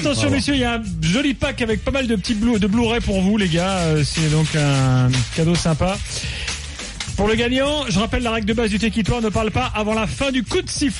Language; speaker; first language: French; native; French